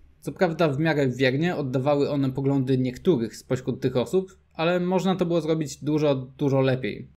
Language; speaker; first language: Polish; native; Polish